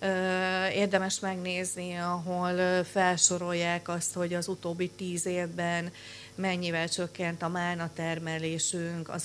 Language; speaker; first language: Hungarian; native; Hungarian